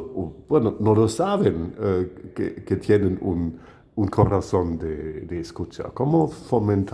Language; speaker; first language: Spanish; non-native, fluent; German